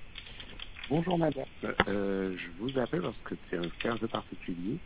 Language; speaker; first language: French; native; French